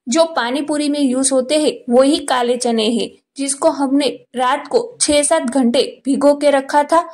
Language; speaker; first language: Hindi; non-native, local second language; Gujarati